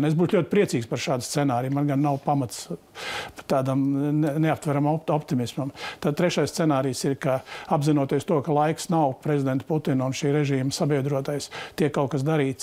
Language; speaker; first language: Latvian; native; Latvian